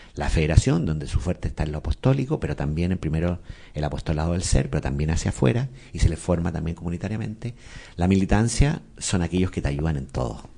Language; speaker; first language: Spanish; native; Spanish